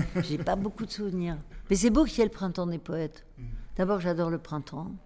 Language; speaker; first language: French; native; French